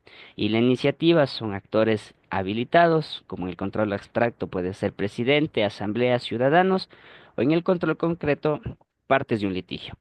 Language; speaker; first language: Spanish; native; Spanish